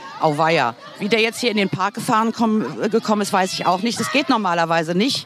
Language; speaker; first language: German; native; German